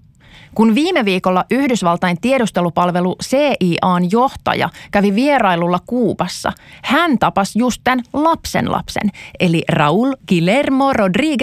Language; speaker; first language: Finnish; native; Finnish